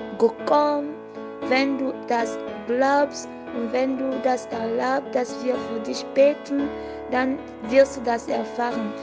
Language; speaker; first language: German; non-native, fluent; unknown